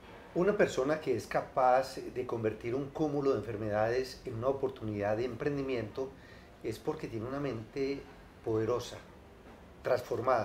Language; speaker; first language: Spanish; native; Spanish